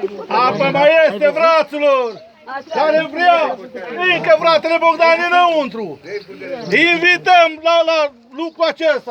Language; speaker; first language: Romanian; native; Romanian